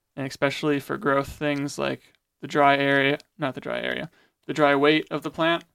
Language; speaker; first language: English; native; English